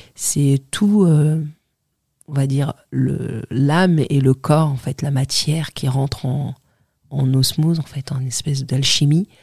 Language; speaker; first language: French; non-native, local second language; Arabic